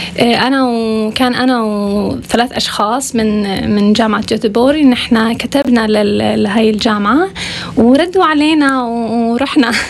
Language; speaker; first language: Arabic; non-native, fluent; Swedish